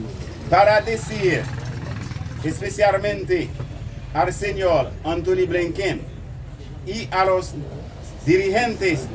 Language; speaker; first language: Spanish; non-native, learner; Haitian Creole